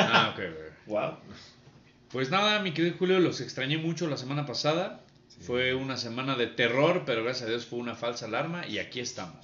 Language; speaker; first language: Spanish; native; Spanish